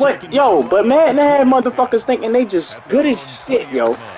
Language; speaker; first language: English; native; English